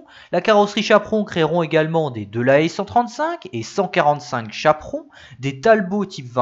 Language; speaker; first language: French; native; French